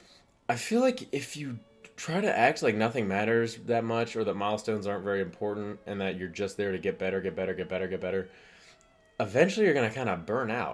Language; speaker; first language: English; native; English